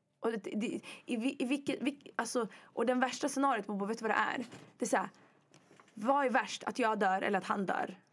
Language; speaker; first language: Swedish; early bilingual, other home language; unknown